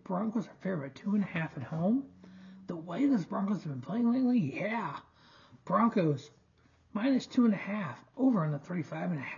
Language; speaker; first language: English; native; English